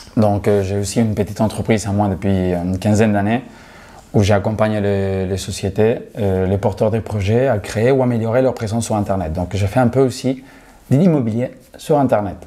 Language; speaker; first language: French; non-native, fluent; Spanish